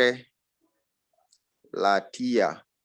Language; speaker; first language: Spanish; non-native, learner; French